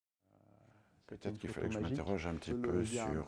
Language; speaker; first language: French; native; French